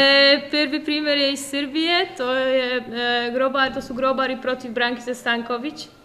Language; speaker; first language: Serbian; non-native, fluent; Polish